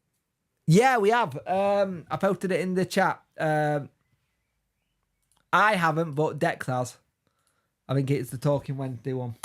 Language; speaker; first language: English; native; English